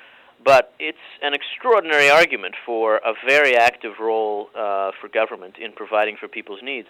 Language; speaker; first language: English; native; English